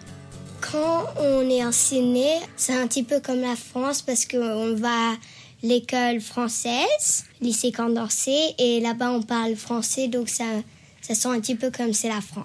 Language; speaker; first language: French; early bilingual, heritage; French